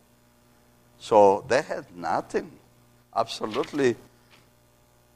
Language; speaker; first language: English; non-native, fluent; Spanish